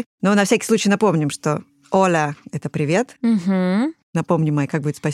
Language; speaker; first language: Russian; native; Russian